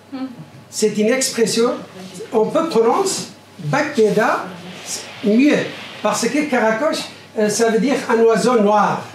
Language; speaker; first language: French; non-native, learner; Arabic